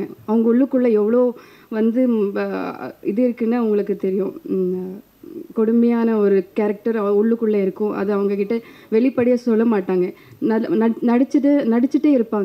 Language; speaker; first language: Tamil; non-native, fluent; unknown